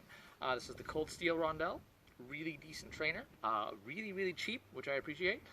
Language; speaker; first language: English; native; English